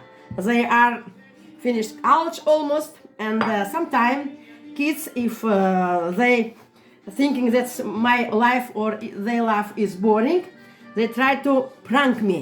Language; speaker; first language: English; non-native, learner; Russian